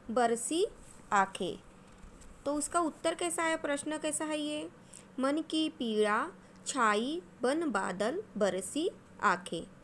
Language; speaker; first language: Hindi; non-native, local second language; Marathi